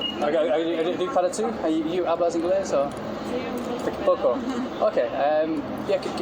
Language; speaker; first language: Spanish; non-native, learner; English